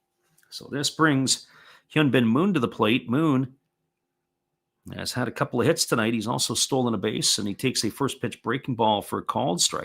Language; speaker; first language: English; native; English